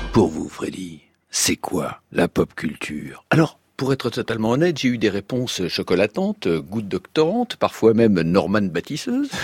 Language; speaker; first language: French; native; French